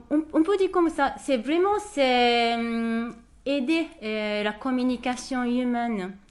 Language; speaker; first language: French; non-native, fluent; Japanese